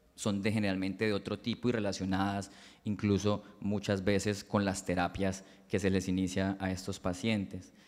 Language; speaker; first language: Spanish; native; Spanish